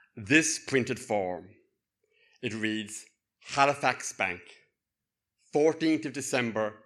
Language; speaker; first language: English; native; English